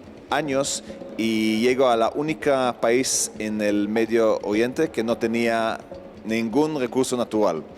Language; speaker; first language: Spanish; non-native, fluent; Hebrew